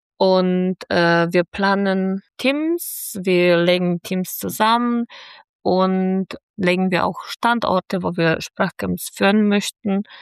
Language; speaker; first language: German; non-native, fluent; Polish